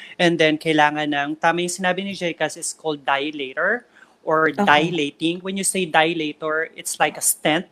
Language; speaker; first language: English; non-native, local second language; Filipino